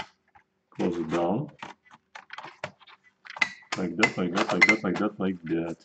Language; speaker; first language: English; non-native, fluent; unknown